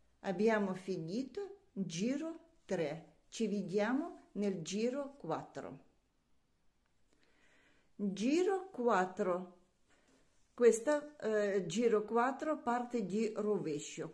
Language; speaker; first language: Italian; non-native, learner; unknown